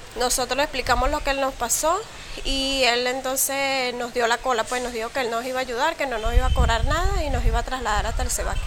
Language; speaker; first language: Spanish; native; Spanish